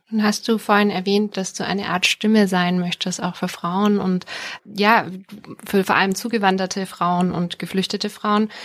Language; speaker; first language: German; native; German